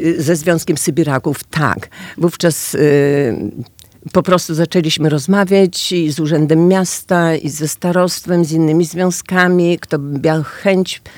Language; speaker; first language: Polish; native; Polish